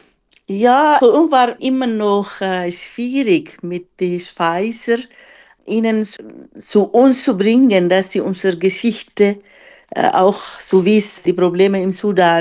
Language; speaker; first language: German; non-native, fluent; Arabic